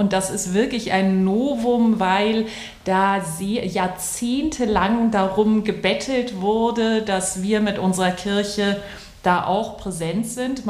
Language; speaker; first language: German; native; German